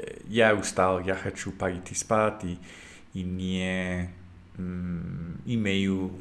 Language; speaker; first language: Russian; non-native, learner; English